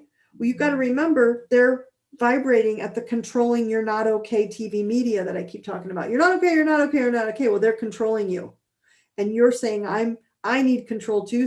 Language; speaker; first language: English; native; English